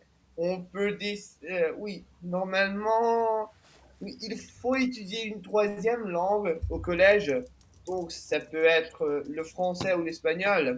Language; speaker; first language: French; non-native, fluent; Italian